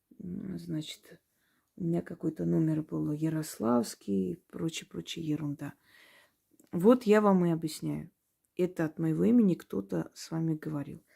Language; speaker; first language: Russian; native; Russian